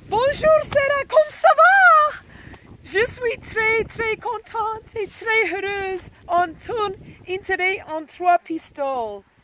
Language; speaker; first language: French; non-native, learner; English